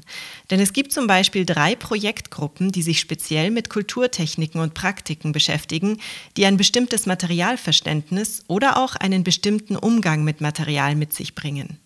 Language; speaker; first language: German; native; German